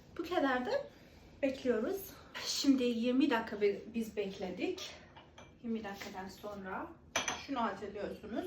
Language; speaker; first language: Turkish; non-native, learner; Persian